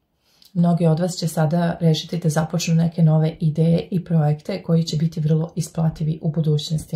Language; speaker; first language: Serbian; native; Serbian